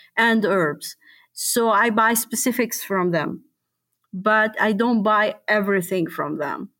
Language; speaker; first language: English; non-native, fluent; Arabic